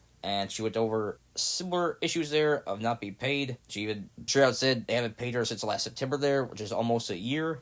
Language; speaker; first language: English; native; English